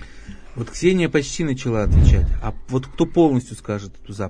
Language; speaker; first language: Russian; native; Russian